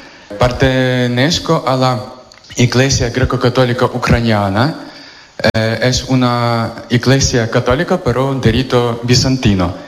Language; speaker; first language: Spanish; non-native, fluent; Ukrainian